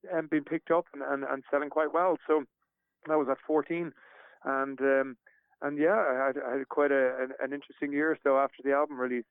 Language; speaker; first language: English; native; English